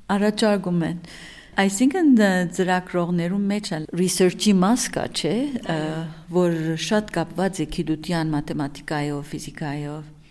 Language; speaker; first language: Armenian; early bilingual, heritage; Armenian